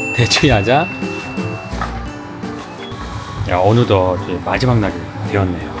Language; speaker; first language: Korean; native; Korean